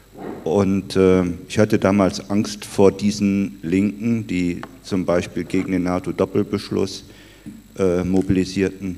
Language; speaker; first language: German; native; German